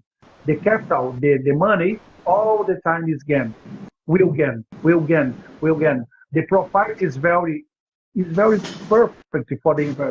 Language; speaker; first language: English; non-native, learner; Portuguese